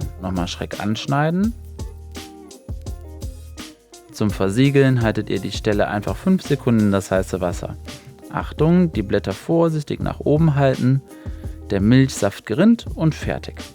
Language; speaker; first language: German; native; German